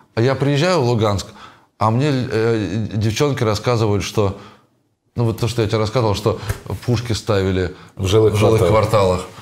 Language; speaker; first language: Russian; native; Russian